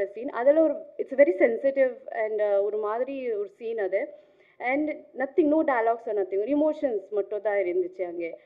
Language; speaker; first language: Tamil; non-native, fluent; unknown